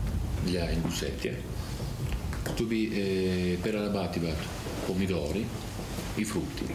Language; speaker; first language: Russian; non-native, learner; Italian